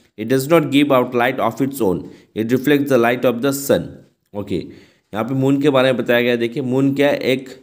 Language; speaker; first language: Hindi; non-native, local second language; Bangla